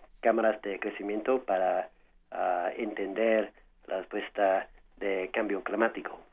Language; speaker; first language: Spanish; non-native, learner; English